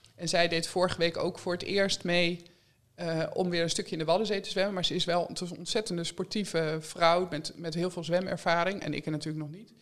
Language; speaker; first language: Dutch; native; Dutch